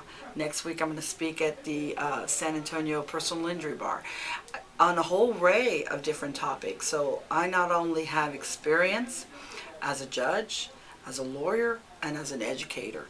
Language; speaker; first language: English; early bilingual, other home language; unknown